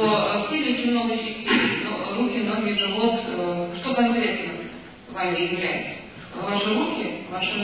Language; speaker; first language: Russian; native; Russian